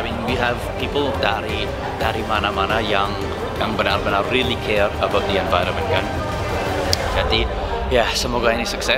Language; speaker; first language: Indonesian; non-native, learner; English